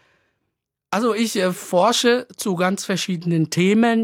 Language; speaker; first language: German; non-native, fluent; Arabic